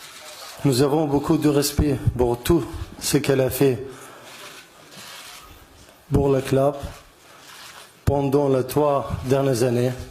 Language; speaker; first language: French; non-native, learner; Arabic